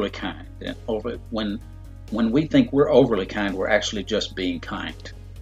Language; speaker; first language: English; native; English